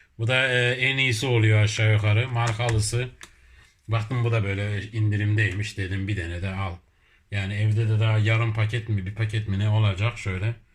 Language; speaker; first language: Turkish; early bilingual, heritage; Turkish